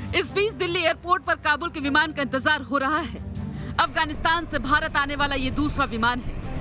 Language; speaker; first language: Hindi; native; Hindi